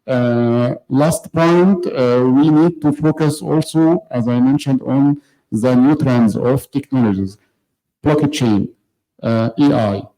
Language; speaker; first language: English; non-native, fluent; Arabic